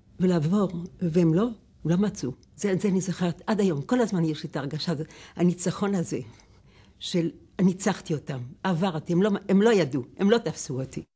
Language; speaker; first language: Hebrew; non-native, fluent; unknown